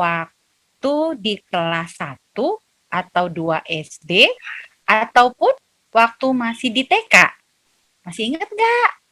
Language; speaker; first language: Indonesian; native; Indonesian